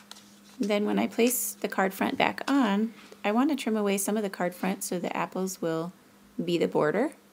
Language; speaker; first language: English; native; English